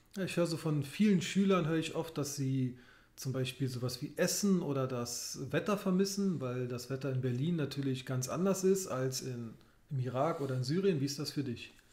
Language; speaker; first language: German; native; German